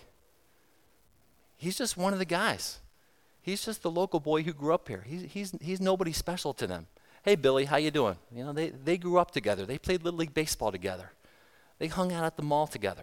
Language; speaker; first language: English; native; English